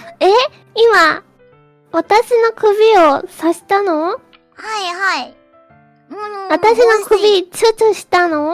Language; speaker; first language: Japanese; non-native, fluent; Korean